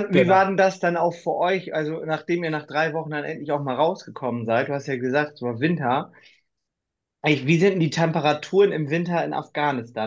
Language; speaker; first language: German; native; German